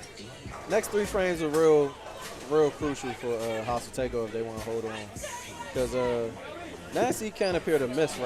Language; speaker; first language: English; native; English